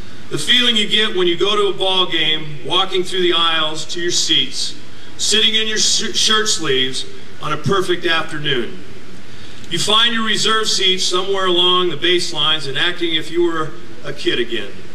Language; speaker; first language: English; native; English